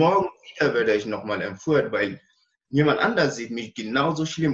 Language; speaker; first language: German; non-native, learner; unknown